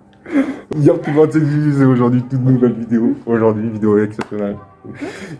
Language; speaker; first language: French; native; French